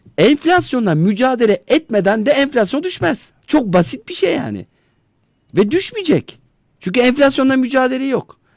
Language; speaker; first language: Turkish; native; Turkish